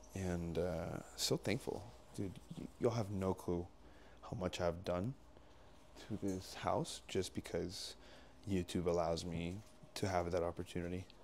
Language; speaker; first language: English; early bilingual, other home language; Spanish